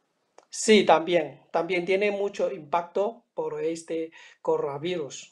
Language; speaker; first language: Spanish; non-native, fluent; Chinese